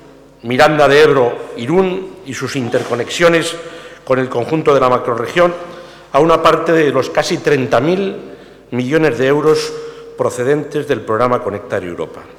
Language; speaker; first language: Spanish; native; Spanish